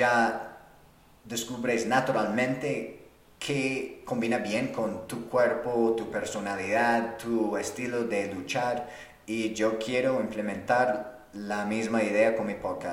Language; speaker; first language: Spanish; non-native, fluent; English